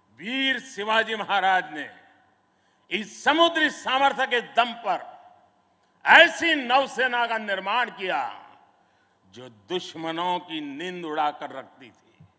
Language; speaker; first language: Hindi; non-native, local second language; Gujarati